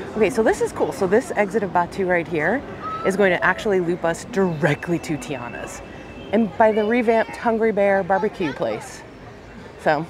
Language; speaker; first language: English; native; English